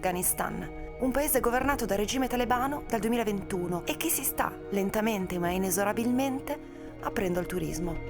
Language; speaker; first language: Italian; native; Italian